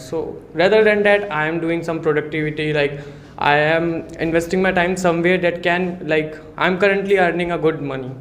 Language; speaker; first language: English; non-native, local second language; Hindi